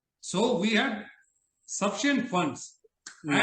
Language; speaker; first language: English; non-native, local second language; Telugu